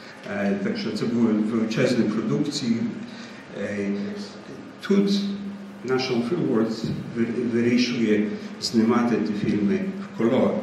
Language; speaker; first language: Ukrainian; early bilingual, heritage; Ukrainian